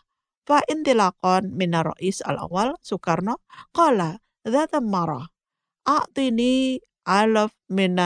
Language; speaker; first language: Arabic; non-native, fluent; Indonesian